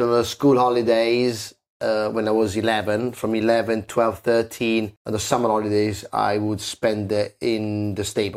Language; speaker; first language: English; non-native, fluent; Italian